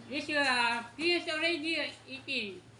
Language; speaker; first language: English; non-native, learner; Filipino